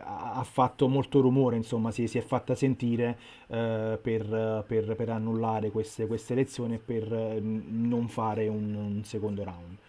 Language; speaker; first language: Italian; native; Italian